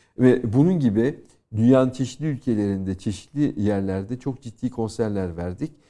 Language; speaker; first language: Turkish; native; Turkish